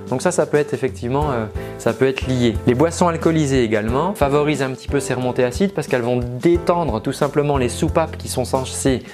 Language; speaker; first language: French; native; French